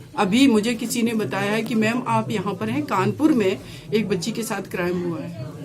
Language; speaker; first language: Hindi; native; Hindi